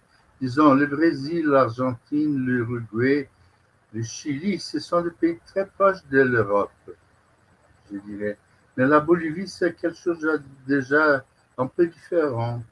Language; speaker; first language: French; non-native, fluent; Portuguese